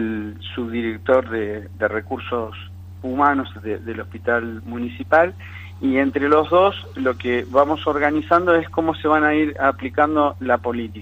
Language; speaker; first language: Spanish; native; Spanish